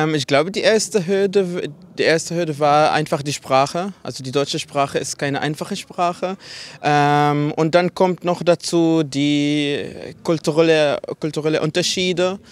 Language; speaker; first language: German; non-native, fluent; Arabic